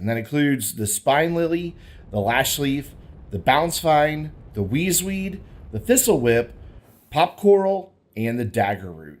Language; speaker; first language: English; native; English